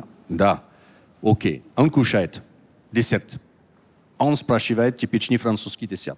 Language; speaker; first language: Russian; non-native, learner; French